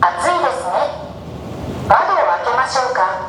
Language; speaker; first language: Japanese; non-native, learner; Bangla